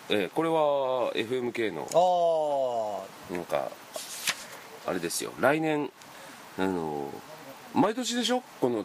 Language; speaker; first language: Japanese; native; Japanese